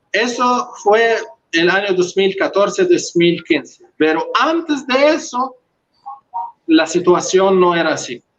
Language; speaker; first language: Spanish; non-native, local second language; Arabic